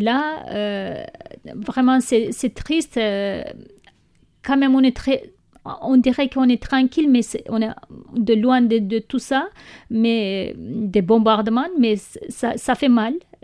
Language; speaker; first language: French; non-native, learner; Kurdish